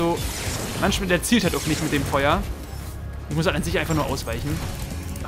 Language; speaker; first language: German; native; German